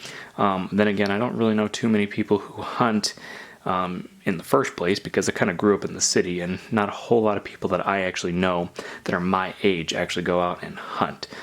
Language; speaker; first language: English; native; English